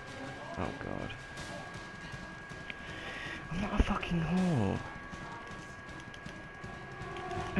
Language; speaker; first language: English; native; English